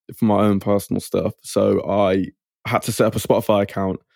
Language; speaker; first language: English; native; English